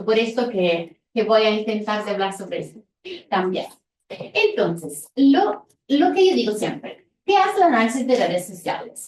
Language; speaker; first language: Spanish; non-native, fluent; Italian